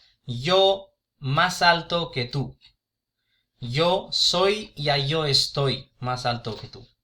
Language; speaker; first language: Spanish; non-native, fluent; Urdu